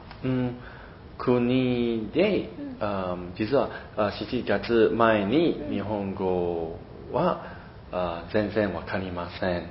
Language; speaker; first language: Japanese; non-native, learner; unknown